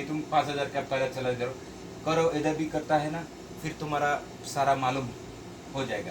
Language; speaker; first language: Hindi; non-native, learner; Bangla